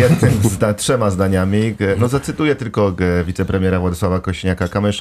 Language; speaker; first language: Polish; native; Polish